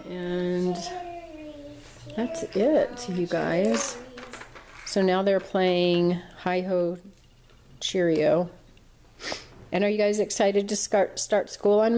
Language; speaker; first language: English; native; English